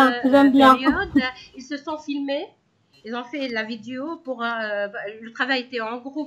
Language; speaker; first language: French; non-native, local second language; Arabic